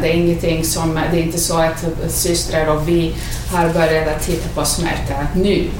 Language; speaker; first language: Swedish; non-native, fluent; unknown